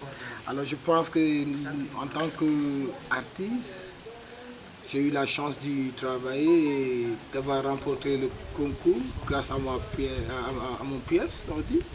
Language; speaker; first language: French; non-native, local second language; Wolof